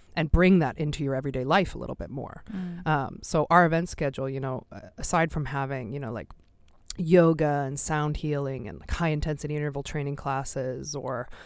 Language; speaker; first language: English; native; English